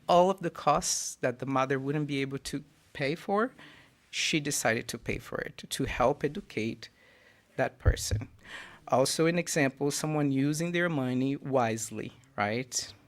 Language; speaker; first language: English; non-native, fluent; Portuguese